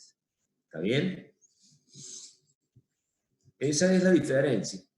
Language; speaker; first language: Spanish; native; Spanish